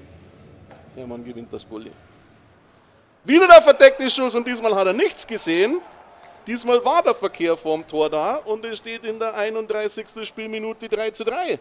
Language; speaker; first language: German; native; German